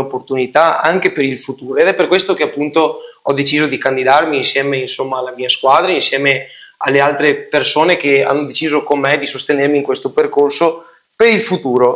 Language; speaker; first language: Italian; native; Italian